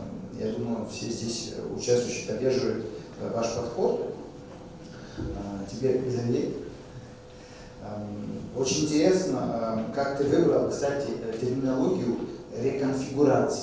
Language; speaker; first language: Russian; non-native, fluent; French